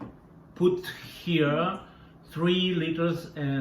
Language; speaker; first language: English; non-native, learner; Russian